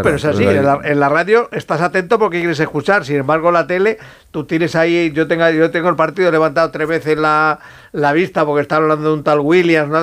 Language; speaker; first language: Spanish; native; Spanish